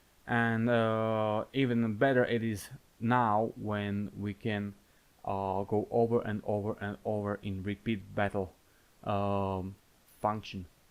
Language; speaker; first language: English; non-native, fluent; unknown